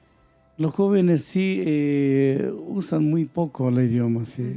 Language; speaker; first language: Spanish; non-native, local second language; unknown